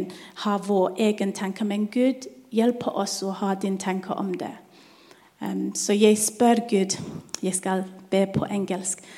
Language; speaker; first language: Norwegian; non-native, learner; English